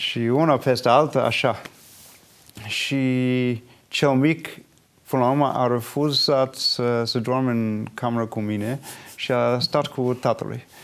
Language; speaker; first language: Romanian; non-native, fluent; English